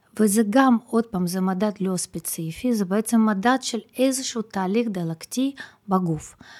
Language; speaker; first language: Hebrew; non-native, fluent; Russian